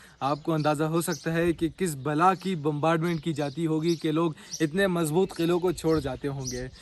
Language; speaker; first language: Urdu; non-native, local second language; Pashto